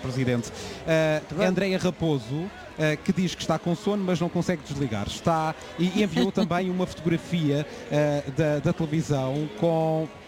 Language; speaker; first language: Portuguese; native; Portuguese